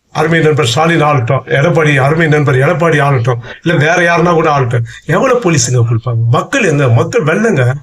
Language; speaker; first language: Tamil; native; Tamil